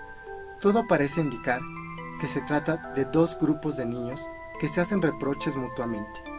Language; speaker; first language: Spanish; native; Spanish